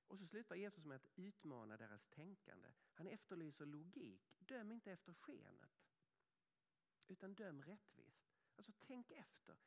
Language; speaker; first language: Swedish; native; Swedish